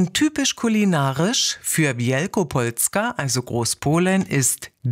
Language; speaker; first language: German; native; German